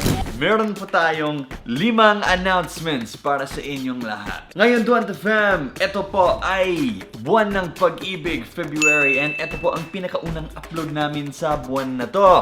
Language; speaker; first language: Filipino; non-native, fluent; English